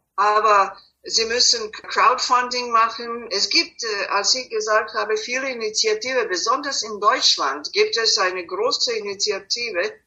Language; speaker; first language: German; non-native, fluent; Serbian